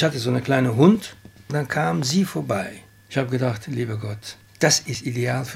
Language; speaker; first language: German; non-native, fluent; Turkish